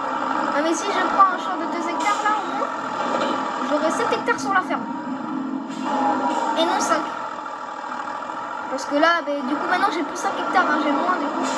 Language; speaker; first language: French; native; French